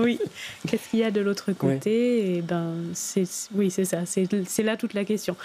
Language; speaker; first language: French; native; French